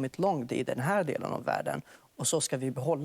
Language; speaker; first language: Swedish; non-native, fluent; Arabic